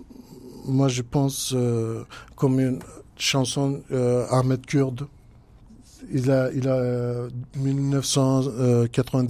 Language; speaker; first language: French; non-native, learner; Kurdish